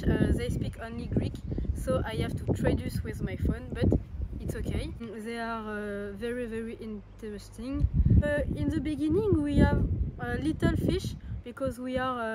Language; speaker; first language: English; non-native, learner; French